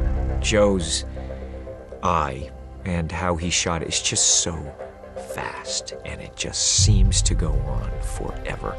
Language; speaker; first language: English; native; English